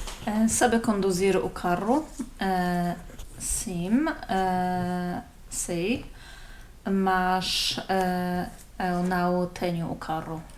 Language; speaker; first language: Portuguese; non-native, learner; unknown